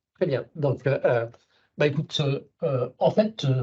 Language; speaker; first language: French; native; French